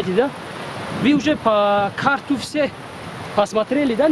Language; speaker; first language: Russian; non-native, learner; Tajik